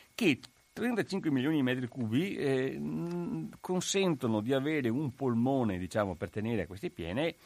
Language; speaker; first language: Italian; native; Italian